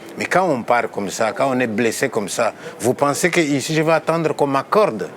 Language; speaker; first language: French; non-native, local second language; Luba-Lulua